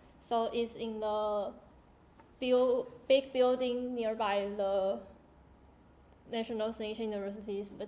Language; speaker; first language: English; non-native, learner; Chinese